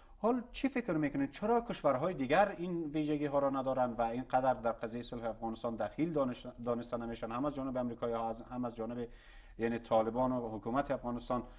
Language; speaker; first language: Persian; native; Persian